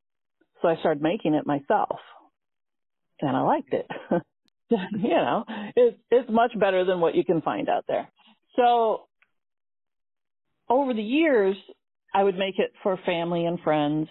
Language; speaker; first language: English; native; English